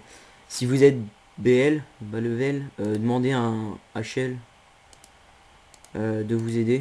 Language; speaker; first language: French; native; French